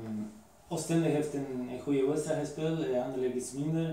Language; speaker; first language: Dutch; non-native, fluent; Spanish